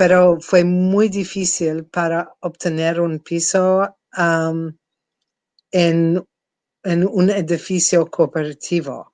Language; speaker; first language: Spanish; non-native, fluent; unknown